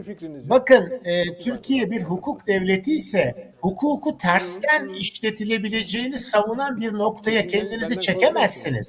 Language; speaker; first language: Turkish; native; Turkish